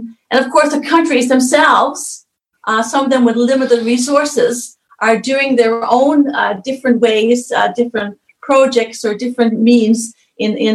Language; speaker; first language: English; native; English